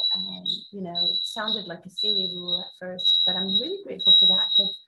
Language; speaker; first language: English; non-native, fluent; Arabic